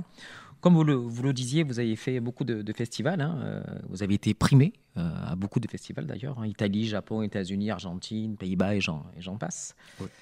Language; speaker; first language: French; native; French